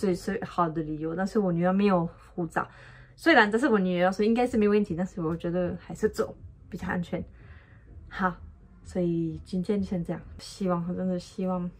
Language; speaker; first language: Chinese; non-native, fluent; French